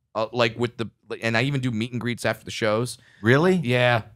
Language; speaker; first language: English; native; English